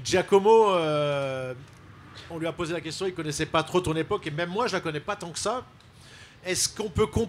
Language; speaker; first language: French; native; French